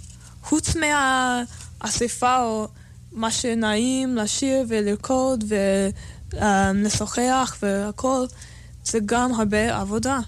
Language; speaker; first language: Hebrew; non-native, fluent; English